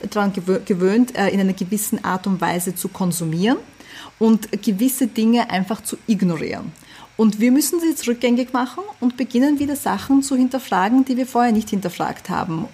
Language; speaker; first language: German; early bilingual, other home language; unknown